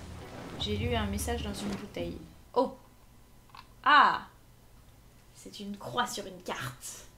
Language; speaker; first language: French; native; French